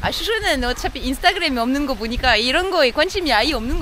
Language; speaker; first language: Korean; non-native, fluent; French